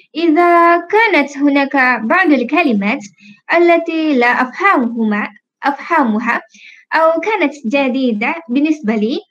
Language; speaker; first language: Arabic; non-native, fluent; Malay